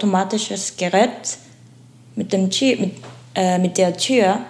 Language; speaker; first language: German; non-native, learner; Korean